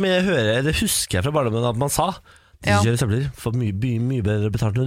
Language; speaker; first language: Norwegian; native; Norwegian